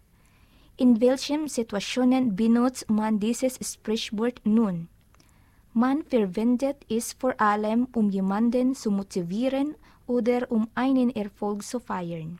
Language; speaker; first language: German; non-native, learner; Filipino